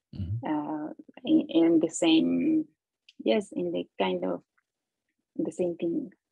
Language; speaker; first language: English; non-native, learner; Spanish